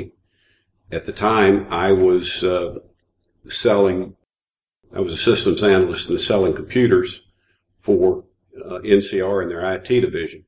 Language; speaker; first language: English; native; English